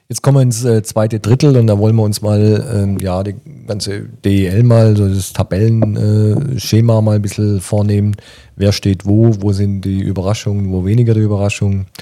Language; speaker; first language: German; native; German